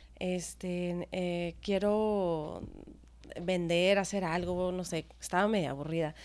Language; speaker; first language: Spanish; native; Spanish